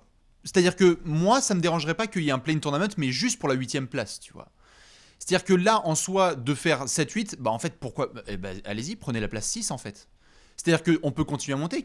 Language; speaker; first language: French; native; French